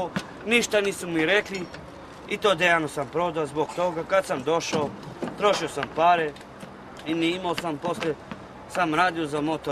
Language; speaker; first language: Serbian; non-native, local second language; Romany